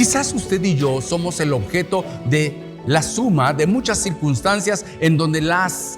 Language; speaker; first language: Spanish; native; Spanish